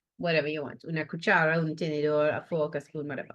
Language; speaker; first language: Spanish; non-native, fluent; English